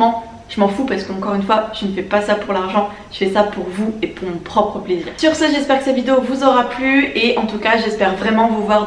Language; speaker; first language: French; native; French